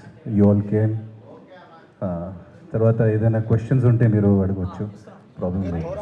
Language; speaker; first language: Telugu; non-native, local second language; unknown